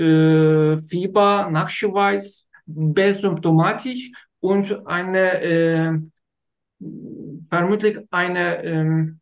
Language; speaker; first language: German; non-native, learner; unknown